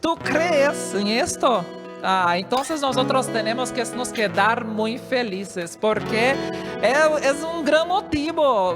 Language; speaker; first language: Spanish; non-native, learner; Portuguese